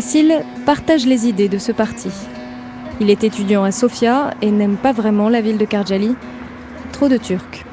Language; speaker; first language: French; native; French